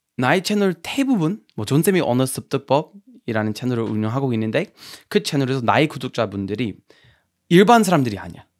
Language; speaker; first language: Korean; non-native, fluent; English